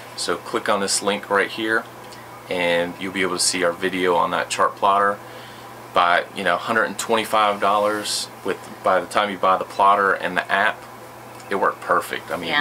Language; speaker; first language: English; native; English